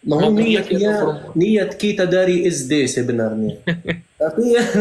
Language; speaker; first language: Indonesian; non-native, fluent; Arabic